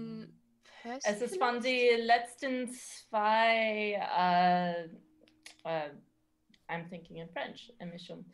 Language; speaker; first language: German; non-native, learner; English